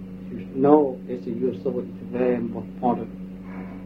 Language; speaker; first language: English; non-native, learner; Vietnamese